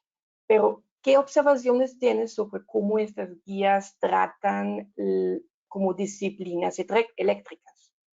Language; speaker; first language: Spanish; non-native, learner; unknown